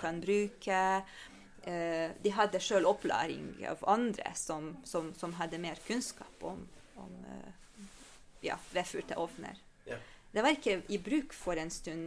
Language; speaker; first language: Norwegian; non-native, fluent; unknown